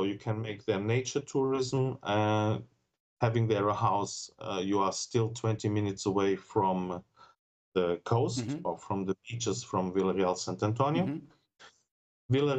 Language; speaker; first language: English; non-native, fluent; German